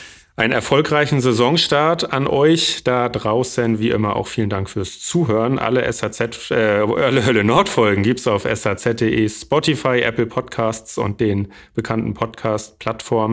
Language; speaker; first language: German; native; German